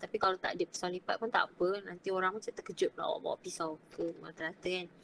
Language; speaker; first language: Malay; native; Malay